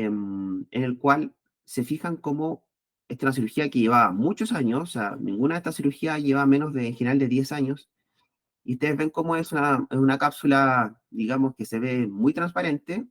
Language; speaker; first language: Spanish; native; Spanish